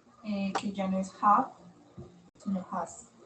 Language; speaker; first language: Spanish; native; Spanish